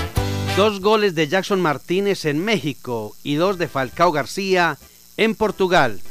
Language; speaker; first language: Spanish; native; Spanish